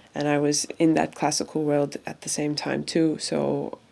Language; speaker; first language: English; non-native, fluent; Latvian